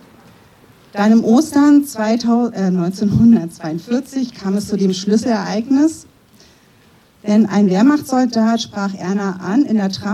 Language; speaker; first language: German; native; German